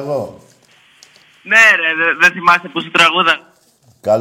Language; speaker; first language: Greek; native; Greek